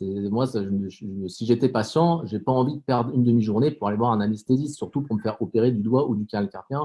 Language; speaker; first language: French; native; French